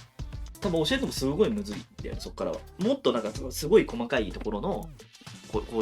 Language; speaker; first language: Japanese; native; Japanese